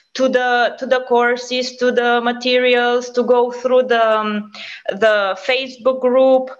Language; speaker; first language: English; non-native, fluent; Romanian